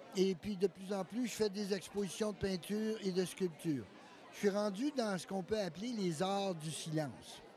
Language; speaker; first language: French; native; French